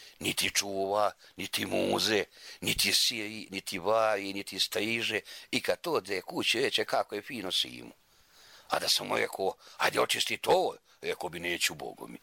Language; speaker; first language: Croatian; native; Croatian